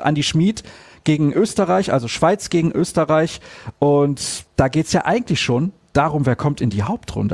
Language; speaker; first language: German; native; German